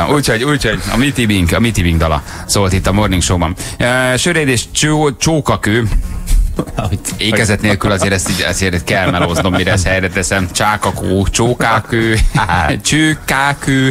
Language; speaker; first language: Hungarian; native; Hungarian